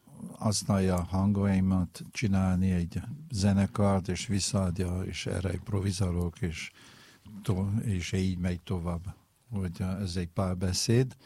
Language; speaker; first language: Hungarian; non-native, fluent; French